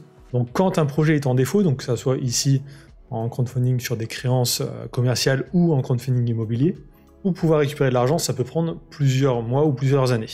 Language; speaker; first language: French; native; French